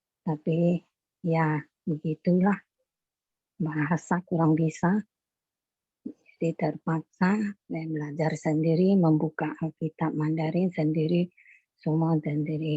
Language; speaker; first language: Indonesian; non-native, local second language; Chinese